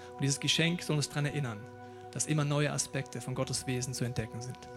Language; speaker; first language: German; native; German